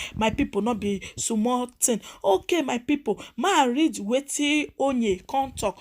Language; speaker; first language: Nigerian Pidgin; non-native, local second language; Yoruba